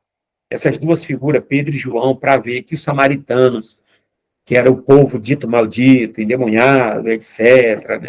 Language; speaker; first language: Portuguese; native; Portuguese